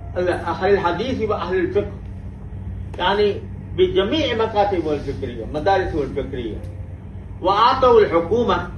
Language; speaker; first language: Arabic; non-native, fluent; Urdu